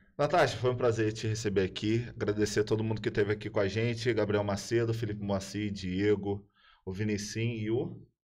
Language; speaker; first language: Portuguese; native; Portuguese